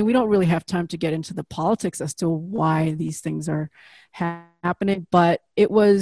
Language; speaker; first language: English; non-native, fluent; Indonesian